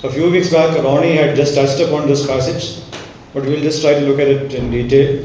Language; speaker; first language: English; non-native, local second language; Malayalam